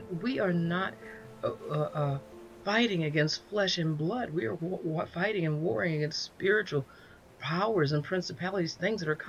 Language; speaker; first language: English; native; English